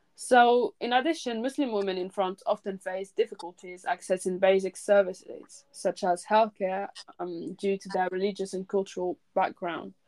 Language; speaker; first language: English; early bilingual, other home language; French